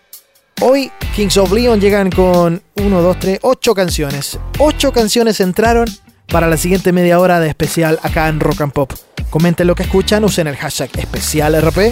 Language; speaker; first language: Spanish; native; Spanish